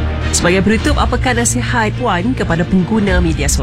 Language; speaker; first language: Malay; native; Malay